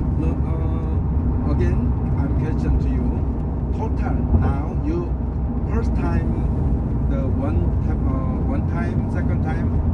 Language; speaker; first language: English; non-native, learner; Korean